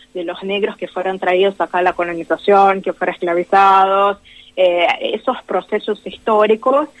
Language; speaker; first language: Spanish; non-native, fluent; Portuguese